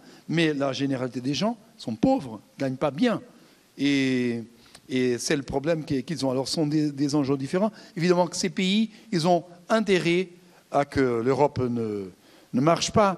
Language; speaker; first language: French; non-native, fluent; Portuguese